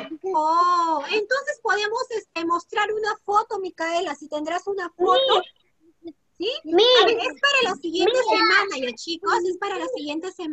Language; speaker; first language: Spanish; native; Spanish